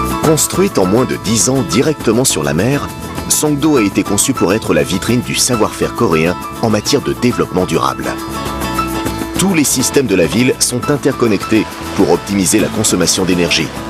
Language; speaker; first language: French; native; French